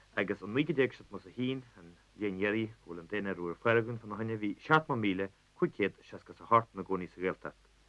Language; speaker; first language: Irish; native; Irish